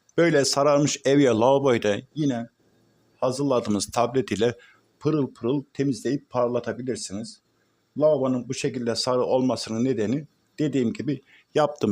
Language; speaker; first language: Turkish; native; Turkish